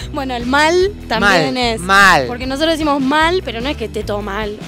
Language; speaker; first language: Spanish; native; Spanish